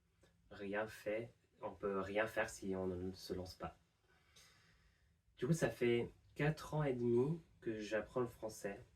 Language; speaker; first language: French; non-native, fluent; English